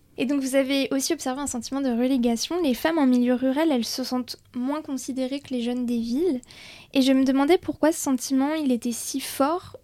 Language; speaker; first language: French; native; French